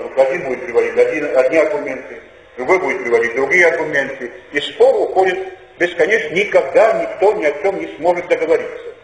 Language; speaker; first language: Russian; non-native, local second language; Georgian